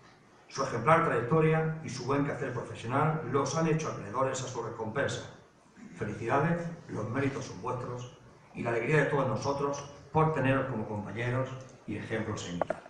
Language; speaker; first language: Spanish; native; Spanish